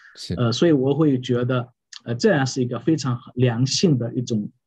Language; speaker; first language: Chinese; native; Chinese